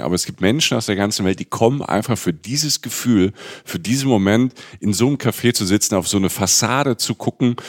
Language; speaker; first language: German; native; German